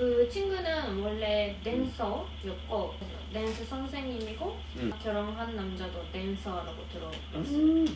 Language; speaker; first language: Korean; non-native, fluent; Japanese